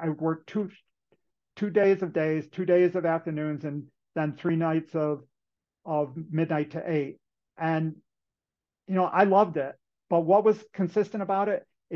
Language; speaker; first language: English; native; English